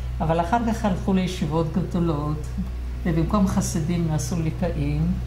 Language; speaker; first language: Hebrew; early bilingual, other home language; Yiddish